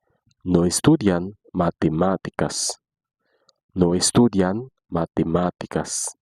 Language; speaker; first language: Spanish; non-native, fluent; Haitian Creole